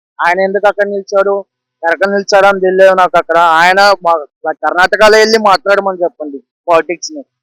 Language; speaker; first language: Telugu; native; Telugu